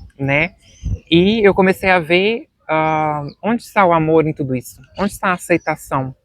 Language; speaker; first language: Portuguese; native; Portuguese